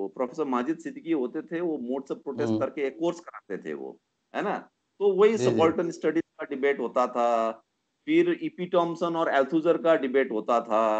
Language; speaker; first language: Hindi; non-native, local second language; Nepali